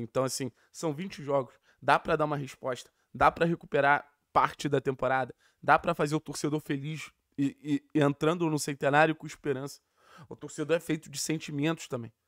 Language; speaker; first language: Portuguese; native; Portuguese